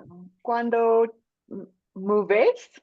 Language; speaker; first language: Spanish; non-native, learner; English